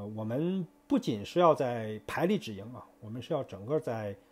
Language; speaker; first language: Chinese; native; Chinese